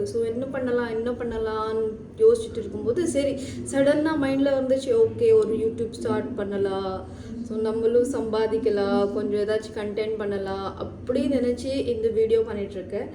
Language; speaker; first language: Tamil; early bilingual, heritage; Tamil